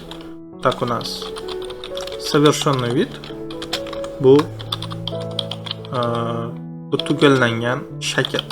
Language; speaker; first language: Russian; non-native, fluent; Uzbek